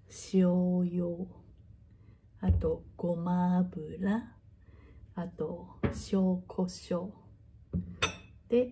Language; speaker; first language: Japanese; non-native, learner; Chinese